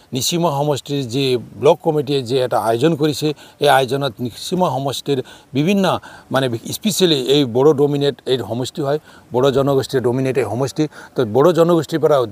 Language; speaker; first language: Assamese; non-native, local second language; Nepali